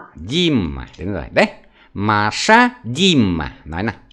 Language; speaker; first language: Vietnamese; native; Vietnamese